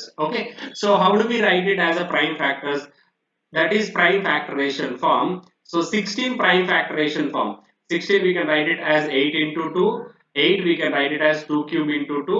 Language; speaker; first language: English; non-native, local second language; Telugu